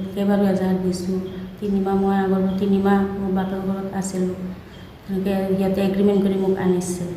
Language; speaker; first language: Assamese; non-native, local second language; Bangla